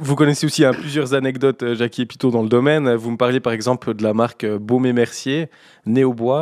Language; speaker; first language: French; native; French